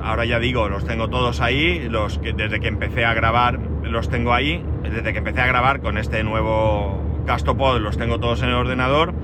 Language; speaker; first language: Spanish; native; Spanish